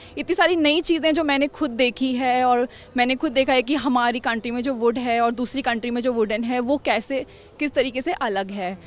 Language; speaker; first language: Hindi; native; Hindi